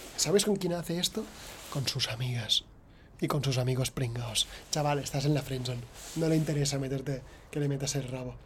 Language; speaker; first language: Spanish; native; Spanish